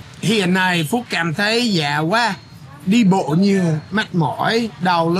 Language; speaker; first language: Vietnamese; non-native, fluent; English